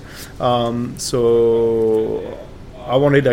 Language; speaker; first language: English; non-native, fluent; French